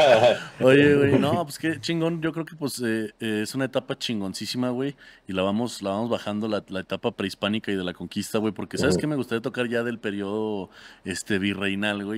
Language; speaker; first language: Spanish; native; Spanish